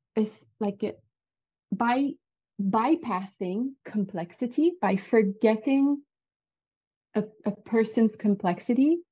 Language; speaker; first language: English; non-native, fluent; French